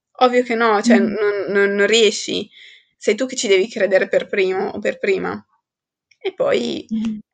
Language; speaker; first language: Italian; early bilingual, other home language; Arabic